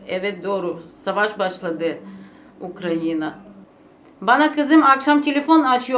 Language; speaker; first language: Turkish; non-native, learner; Ukrainian